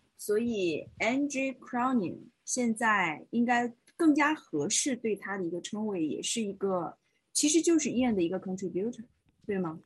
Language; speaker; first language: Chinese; native; Chinese